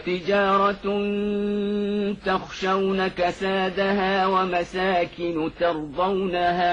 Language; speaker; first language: Arabic; native; Arabic